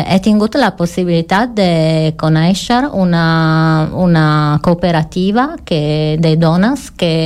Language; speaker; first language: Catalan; non-native, learner; Italian